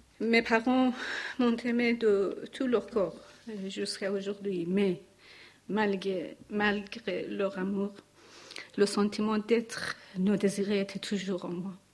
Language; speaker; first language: French; non-native, learner; Persian